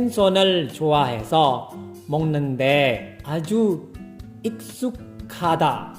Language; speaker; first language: Korean; non-native, fluent; Indonesian